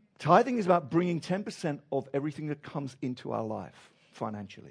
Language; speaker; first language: English; native; English